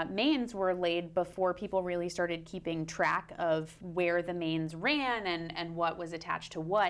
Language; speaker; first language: English; native; English